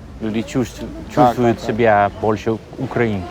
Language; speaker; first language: Russian; non-native, learner; Dutch